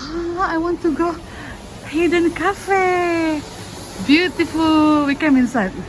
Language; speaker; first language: English; non-native, learner; Indonesian